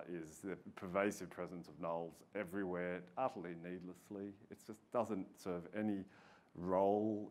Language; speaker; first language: English; native; English